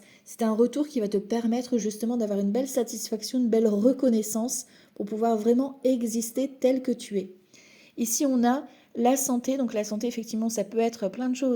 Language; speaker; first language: French; native; French